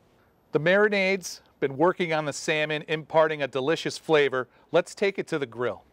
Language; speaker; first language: English; native; English